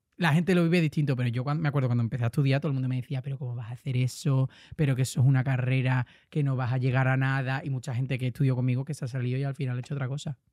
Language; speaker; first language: Spanish; native; Spanish